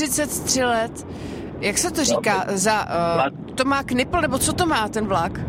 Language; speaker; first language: Czech; native; Czech